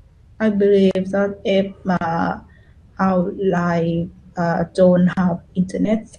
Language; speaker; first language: English; non-native, learner; Vietnamese